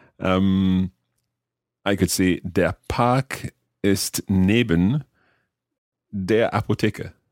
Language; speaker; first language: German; non-native, learner; English